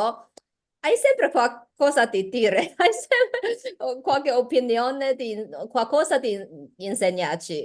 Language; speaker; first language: Italian; non-native, learner; Chinese